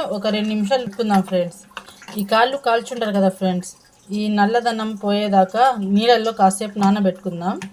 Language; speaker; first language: Telugu; non-native, local second language; Urdu